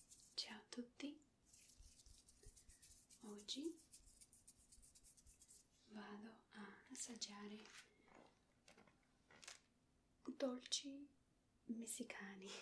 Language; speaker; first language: Italian; non-native, learner; Spanish